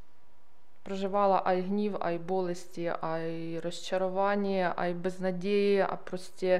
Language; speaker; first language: Czech; non-native, learner; Ukrainian